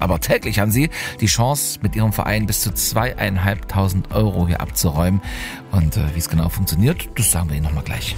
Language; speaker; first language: German; native; German